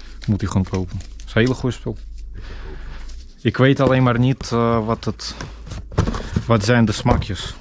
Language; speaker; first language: Dutch; non-native, fluent; Russian